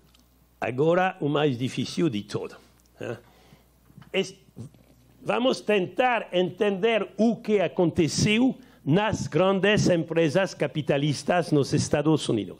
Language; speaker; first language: Portuguese; non-native, learner; French